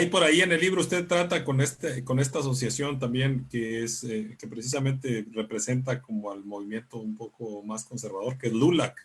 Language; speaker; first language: Spanish; native; Spanish